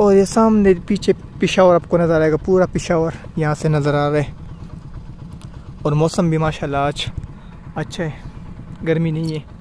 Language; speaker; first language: Urdu; non-native, local second language; Pashto